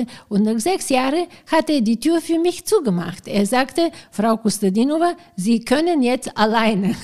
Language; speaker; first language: German; non-native, fluent; Bulgarian